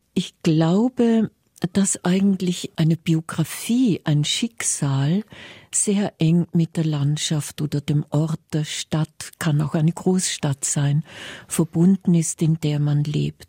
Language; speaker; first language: German; native; German